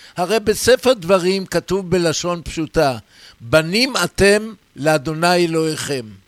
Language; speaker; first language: Hebrew; native; Hebrew